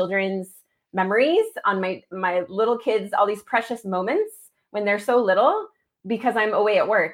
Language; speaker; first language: English; native; English